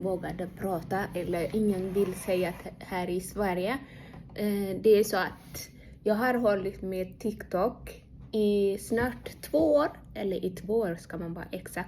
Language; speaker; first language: Swedish; non-native, fluent; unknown